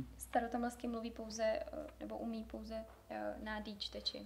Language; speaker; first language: Czech; native; Czech